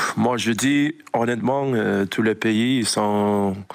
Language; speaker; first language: French; non-native, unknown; English